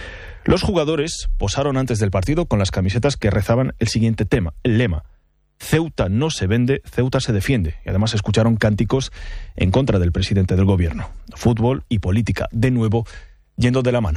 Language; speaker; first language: Spanish; native; Spanish